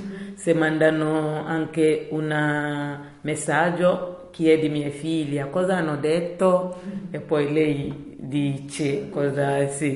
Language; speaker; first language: Italian; non-native, learner; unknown